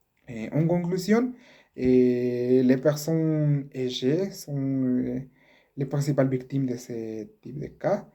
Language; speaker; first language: French; non-native, learner; Spanish